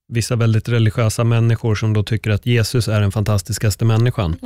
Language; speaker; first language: Swedish; native; Swedish